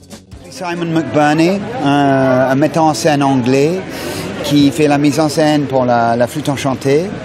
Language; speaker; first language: French; non-native, fluent; English